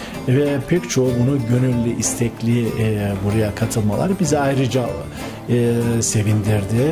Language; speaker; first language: Turkish; native; Turkish